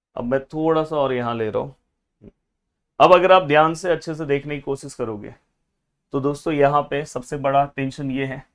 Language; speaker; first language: Hindi; non-native, local second language; Marathi